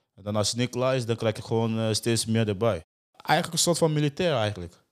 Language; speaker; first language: Dutch; non-native, fluent; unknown